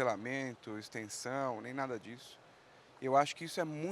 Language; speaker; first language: Portuguese; native; Portuguese